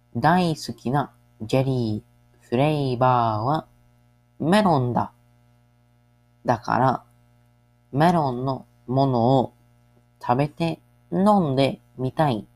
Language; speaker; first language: Japanese; non-native, learner; English